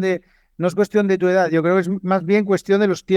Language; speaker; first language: Spanish; native; Spanish